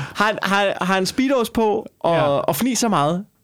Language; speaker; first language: Danish; native; Danish